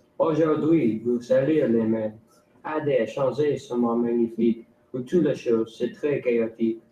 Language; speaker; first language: French; non-native, local second language; English